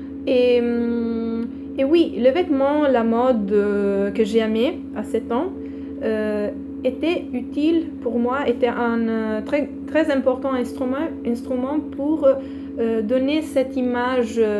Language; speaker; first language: French; non-native, fluent; Italian